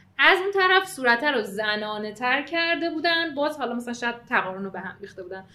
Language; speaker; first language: Persian; native; Persian